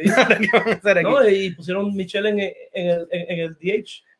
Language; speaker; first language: Spanish; native; Spanish